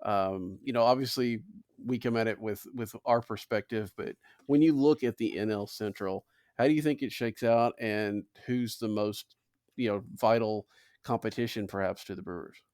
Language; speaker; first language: English; native; English